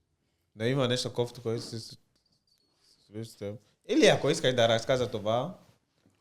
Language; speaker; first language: Bulgarian; non-native, learner; Portuguese